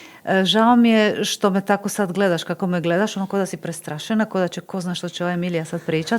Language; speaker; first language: Bosnian; native; Bosnian